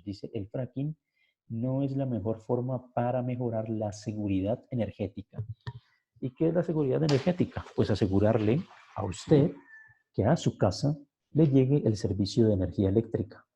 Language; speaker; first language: Spanish; native; Spanish